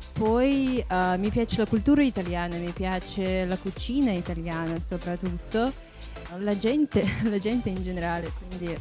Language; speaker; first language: Italian; non-native, fluent; Russian